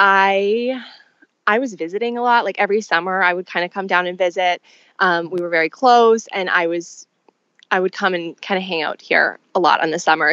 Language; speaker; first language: English; native; English